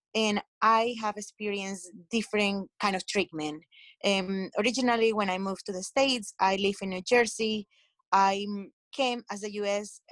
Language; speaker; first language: English; non-native, fluent; Spanish